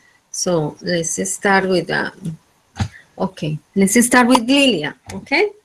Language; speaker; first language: English; non-native, fluent; Spanish